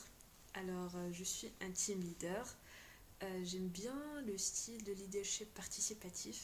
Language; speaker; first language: French; non-native, local second language; Arabic